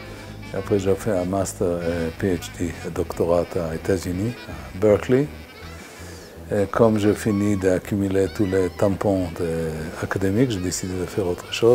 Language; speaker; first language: French; non-native, fluent; Hebrew